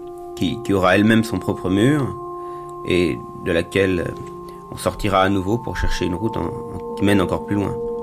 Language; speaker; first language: French; native; French